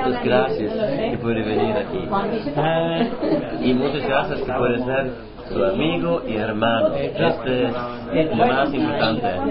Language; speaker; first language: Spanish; non-native, learner; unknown